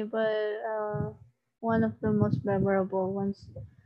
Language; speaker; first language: English; non-native, local second language; Filipino